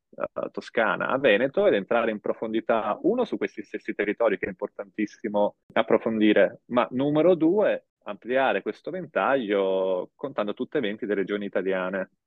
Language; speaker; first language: Italian; native; Italian